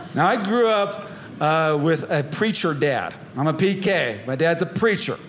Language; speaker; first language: English; native; English